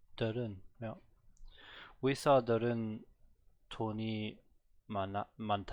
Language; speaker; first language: Korean; non-native, learner; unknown